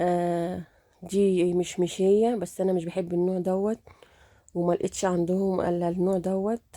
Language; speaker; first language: Arabic; native; Arabic